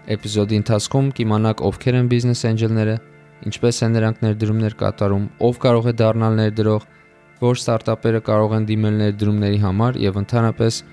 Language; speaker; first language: Armenian; native; Armenian